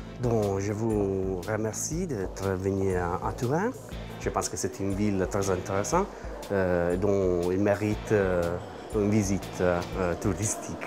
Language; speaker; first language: French; non-native, learner; Italian